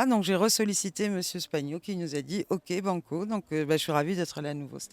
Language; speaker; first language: French; native; French